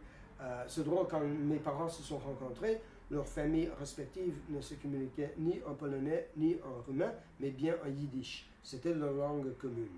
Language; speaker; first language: French; non-native, fluent; English